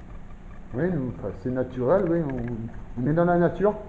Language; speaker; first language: French; native; French